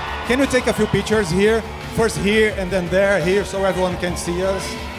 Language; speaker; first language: English; non-native, fluent; Portuguese